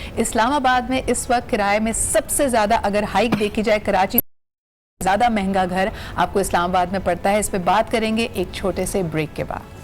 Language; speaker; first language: Urdu; native; Urdu